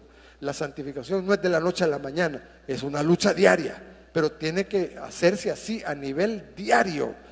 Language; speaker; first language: Spanish; native; Spanish